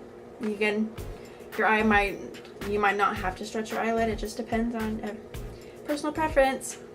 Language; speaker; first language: English; native; English